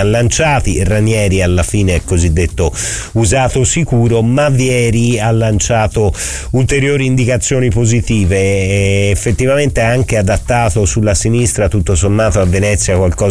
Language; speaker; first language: Italian; native; Italian